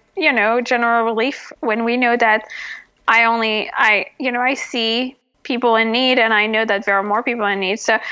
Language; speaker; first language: English; non-native, fluent; French